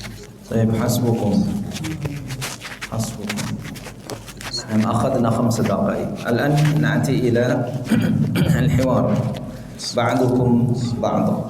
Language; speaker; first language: Arabic; non-native, fluent; Indonesian